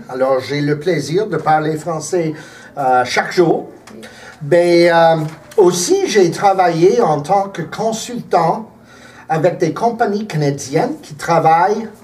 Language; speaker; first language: French; early bilingual, heritage; English